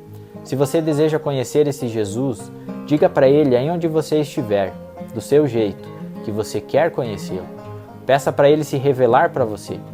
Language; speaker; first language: Portuguese; native; Portuguese